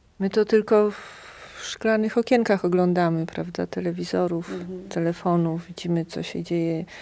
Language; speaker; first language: Polish; native; Polish